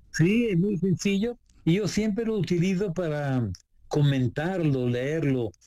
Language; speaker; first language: Spanish; non-native, fluent; Italian